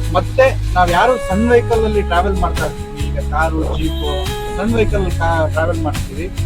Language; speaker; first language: Kannada; non-native, local second language; Tulu